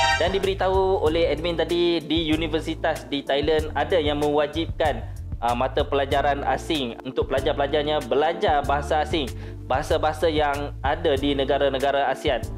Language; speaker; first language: Malay; native; Malay